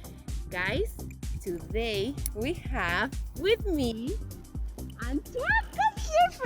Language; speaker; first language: English; non-native, learner; Spanish